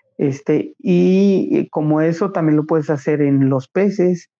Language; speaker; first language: Spanish; native; Spanish